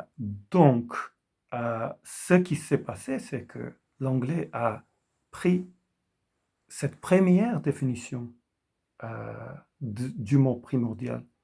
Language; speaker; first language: French; non-native, fluent; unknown